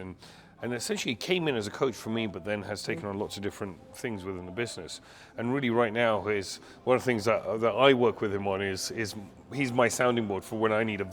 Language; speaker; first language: English; native; English